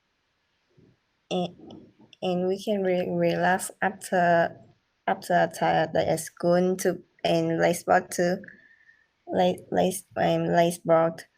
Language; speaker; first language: English; non-native, learner; Vietnamese